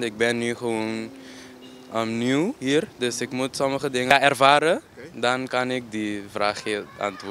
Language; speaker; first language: Dutch; non-native, local second language; Papiamento